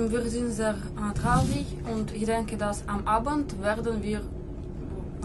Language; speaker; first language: German; non-native, learner; Russian